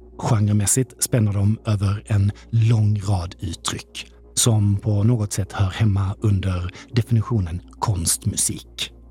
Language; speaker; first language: Swedish; native; Swedish